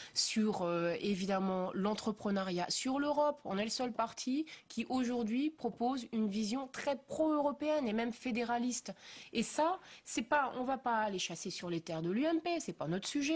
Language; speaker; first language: French; native; French